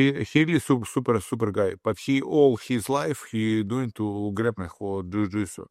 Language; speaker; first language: English; non-native, learner; Russian